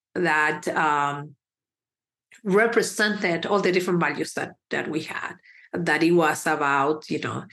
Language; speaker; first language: English; early bilingual, other home language; Spanish